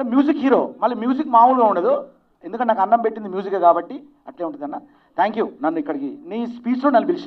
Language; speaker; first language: Telugu; native; Telugu